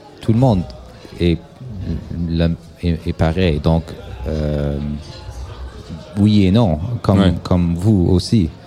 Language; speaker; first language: French; non-native, local second language; English